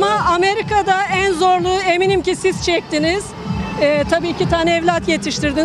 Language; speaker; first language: Turkish; native; Turkish